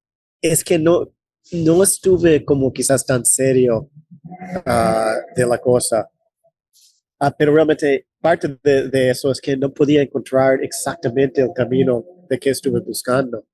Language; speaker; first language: Spanish; non-native, fluent; English